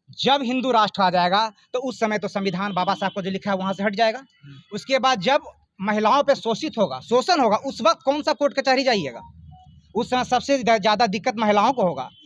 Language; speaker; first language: Hindi; native; Hindi